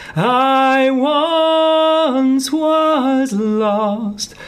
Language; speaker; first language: English; native; English